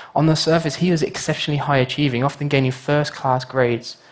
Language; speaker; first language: English; native; English